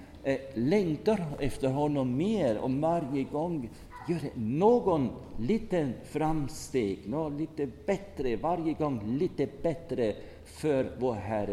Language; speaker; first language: Swedish; non-native, fluent; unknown